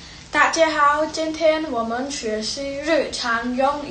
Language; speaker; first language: Chinese; non-native, fluent; Khmer